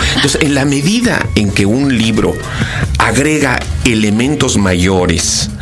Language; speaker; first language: Spanish; native; Spanish